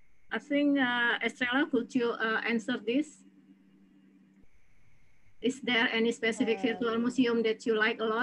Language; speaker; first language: English; non-native, fluent; Indonesian